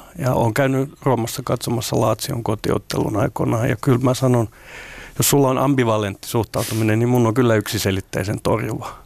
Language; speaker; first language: Finnish; non-native, local second language; Swedish